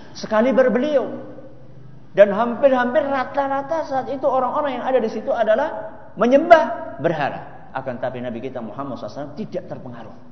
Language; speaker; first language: Indonesian; non-native, local second language; Javanese